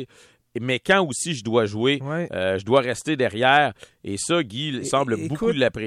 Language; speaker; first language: French; native; French